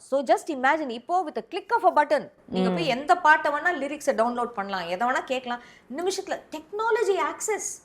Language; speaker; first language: Tamil; early bilingual, heritage; Tamil